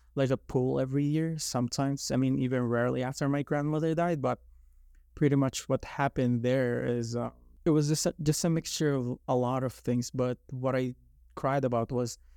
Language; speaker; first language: English; non-native, local second language; Filipino